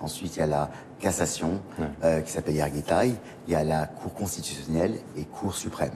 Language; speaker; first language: French; native; French